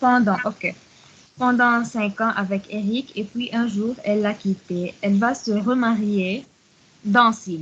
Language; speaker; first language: French; non-native, learner; Arabic